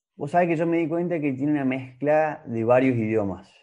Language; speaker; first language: Spanish; native; Spanish